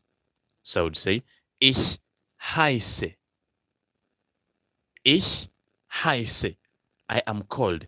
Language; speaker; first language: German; non-native, fluent; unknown